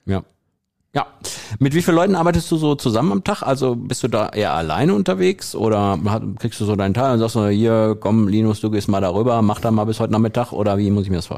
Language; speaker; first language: German; native; German